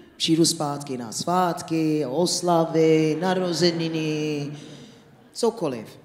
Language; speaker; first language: Czech; non-native, fluent; English